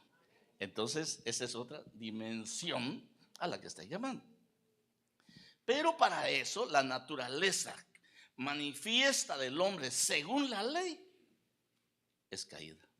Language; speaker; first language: Spanish; native; Spanish